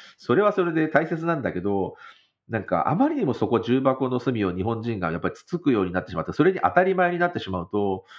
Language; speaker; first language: Japanese; native; Japanese